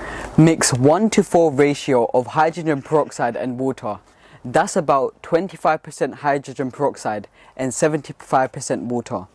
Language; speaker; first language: English; early bilingual, other home language; Bangla